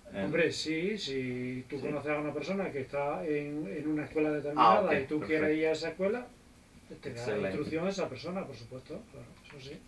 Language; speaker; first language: Spanish; native; Spanish